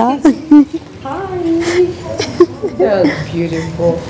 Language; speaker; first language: English; non-native, local second language; Ganda